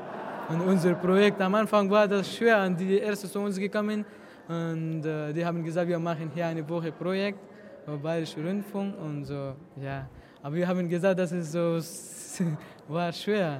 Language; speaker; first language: German; non-native, learner; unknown